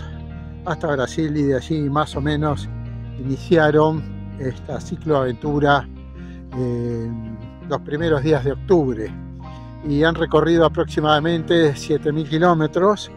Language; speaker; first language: Spanish; native; Spanish